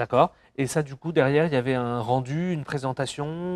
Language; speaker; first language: French; native; French